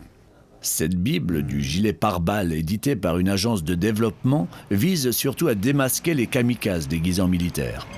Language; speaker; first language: French; native; French